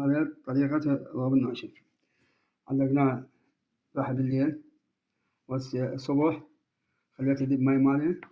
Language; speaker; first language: Arabic; native; Arabic